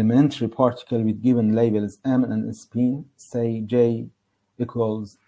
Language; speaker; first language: English; non-native, fluent; Persian